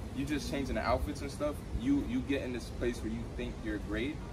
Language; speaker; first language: English; native; English